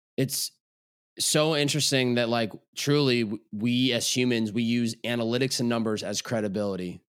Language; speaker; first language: English; native; English